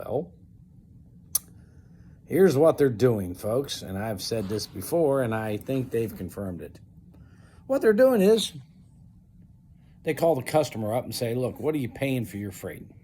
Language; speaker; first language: English; native; English